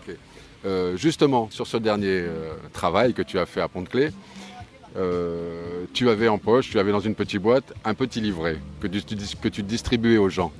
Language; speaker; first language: French; native; French